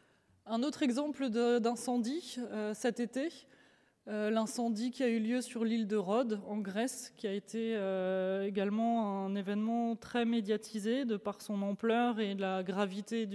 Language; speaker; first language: French; native; French